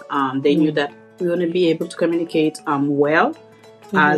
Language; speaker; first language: English; non-native, fluent; French